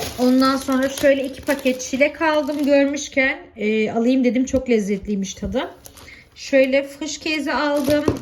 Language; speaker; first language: Turkish; early bilingual, heritage; Turkish